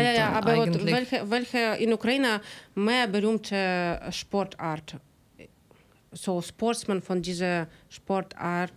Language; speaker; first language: German; non-native, learner; Ukrainian